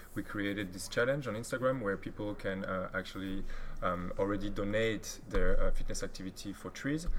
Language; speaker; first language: English; non-native, fluent; French